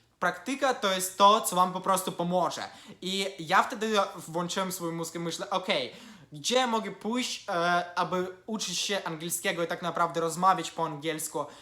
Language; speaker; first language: Polish; non-native, fluent; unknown